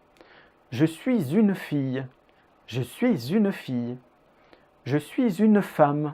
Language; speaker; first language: French; native; French